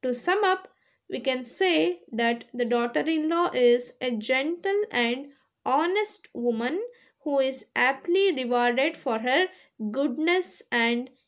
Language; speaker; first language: English; non-native, local second language; Kannada